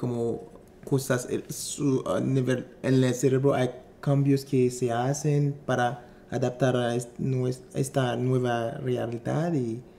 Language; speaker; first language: Spanish; non-native, fluent; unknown